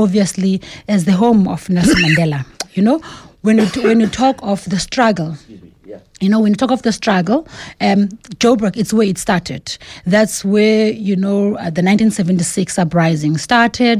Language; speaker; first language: English; non-native, local second language; Xhosa